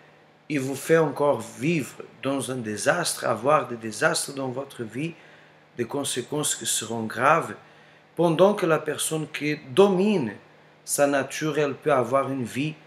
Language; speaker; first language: French; non-native, fluent; Portuguese